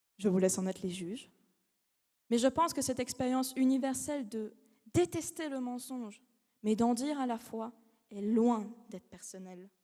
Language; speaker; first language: French; non-native, fluent; Russian